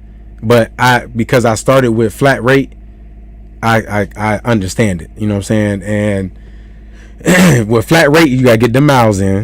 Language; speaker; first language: English; native; English